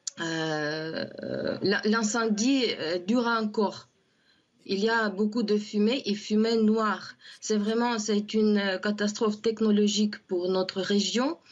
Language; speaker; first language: French; non-native, fluent; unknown